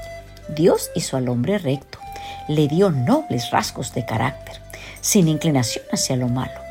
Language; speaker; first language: Spanish; native; Spanish